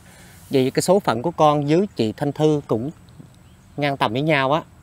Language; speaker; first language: Vietnamese; native; Vietnamese